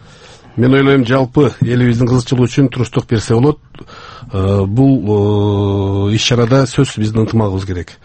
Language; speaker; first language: Kyrgyz; native; Kyrgyz